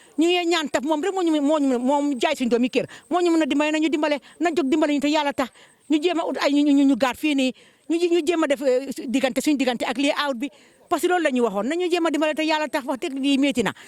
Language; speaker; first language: Wolof; native; Wolof